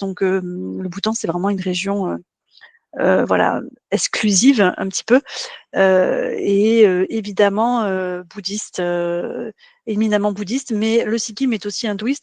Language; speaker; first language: French; native; French